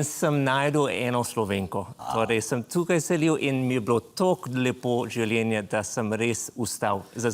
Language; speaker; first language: Slovenian; non-native, fluent; English